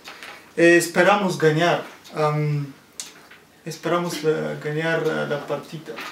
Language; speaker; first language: Spanish; non-native, learner; Bulgarian